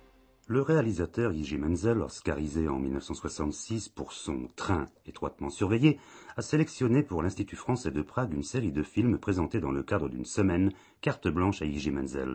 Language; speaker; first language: French; native; French